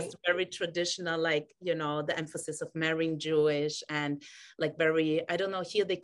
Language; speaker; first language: English; non-native, fluent; German